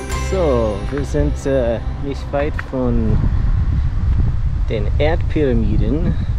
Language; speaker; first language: German; non-native, learner; English